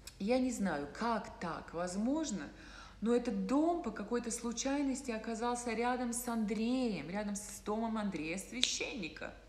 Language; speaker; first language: Russian; native; Russian